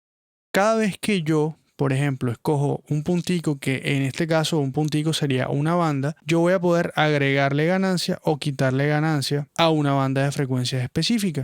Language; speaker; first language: Spanish; native; Spanish